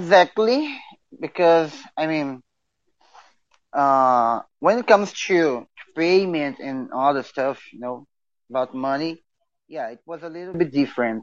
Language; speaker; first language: English; non-native, fluent; Portuguese